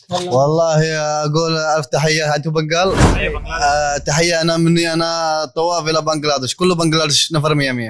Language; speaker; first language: Arabic; non-native, learner; Bangla